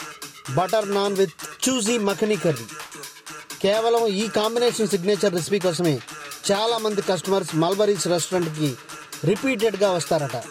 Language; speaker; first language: Telugu; native; Telugu